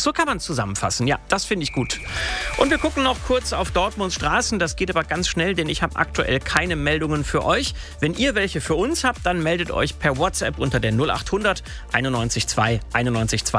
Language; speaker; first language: German; native; German